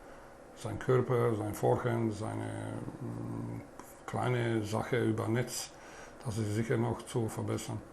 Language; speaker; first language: German; non-native, fluent; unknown